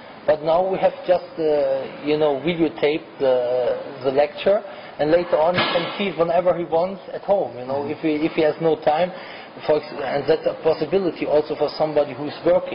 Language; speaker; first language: English; non-native, fluent; German